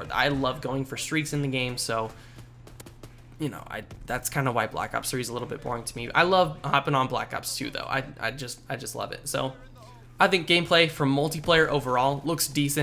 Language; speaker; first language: English; native; English